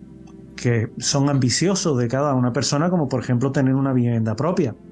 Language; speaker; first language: Spanish; native; Spanish